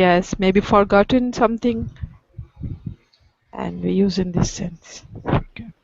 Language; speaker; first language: English; non-native, learner; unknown